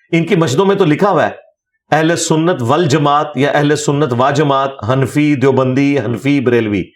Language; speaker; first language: Urdu; non-native, local second language; Punjabi